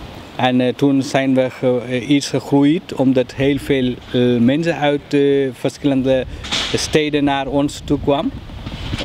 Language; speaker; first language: Dutch; non-native, fluent; Tamil